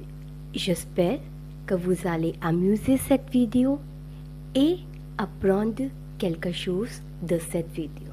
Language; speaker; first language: French; non-native, learner; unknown